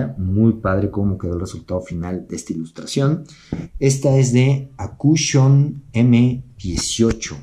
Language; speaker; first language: Spanish; native; Spanish